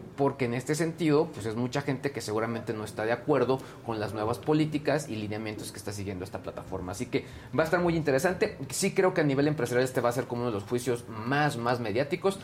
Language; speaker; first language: Spanish; native; Spanish